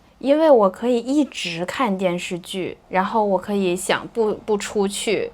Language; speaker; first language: Chinese; native; Chinese